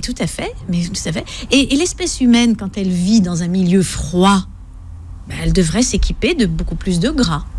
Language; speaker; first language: French; native; French